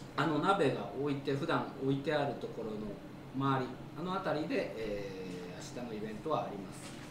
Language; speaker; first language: Japanese; native; Japanese